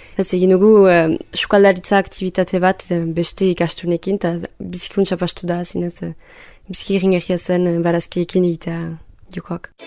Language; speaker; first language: Basque; native; Basque